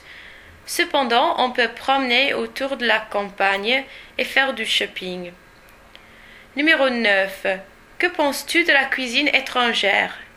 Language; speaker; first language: French; non-native, learner; English